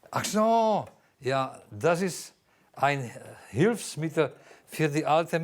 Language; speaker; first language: German; non-native, fluent; Slovak